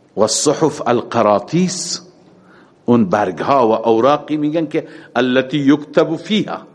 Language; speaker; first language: Persian; native; Persian